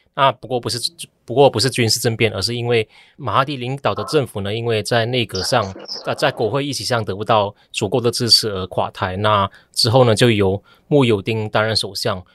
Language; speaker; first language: Chinese; native; Chinese